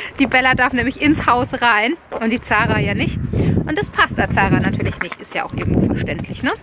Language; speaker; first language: German; early bilingual, other home language; Italian